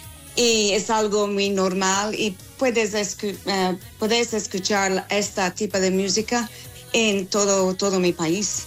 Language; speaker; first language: Spanish; non-native, learner; English